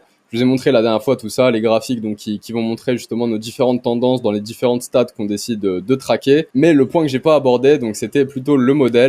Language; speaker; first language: French; native; French